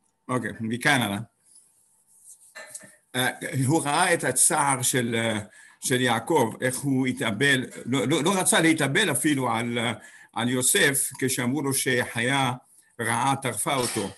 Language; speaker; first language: Hebrew; non-native, fluent; English